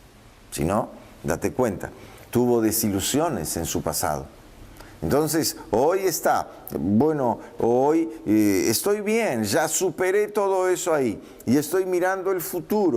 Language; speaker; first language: Spanish; native; Spanish